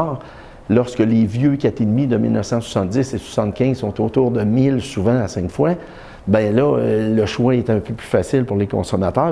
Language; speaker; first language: French; native; French